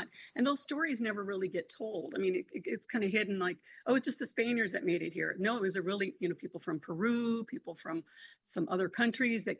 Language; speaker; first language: English; non-native, local second language; Spanish